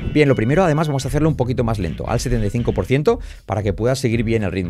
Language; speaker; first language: Spanish; native; Spanish